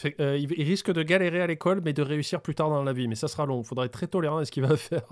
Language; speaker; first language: French; native; French